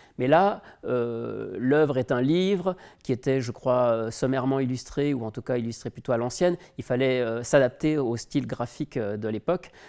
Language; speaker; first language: French; native; French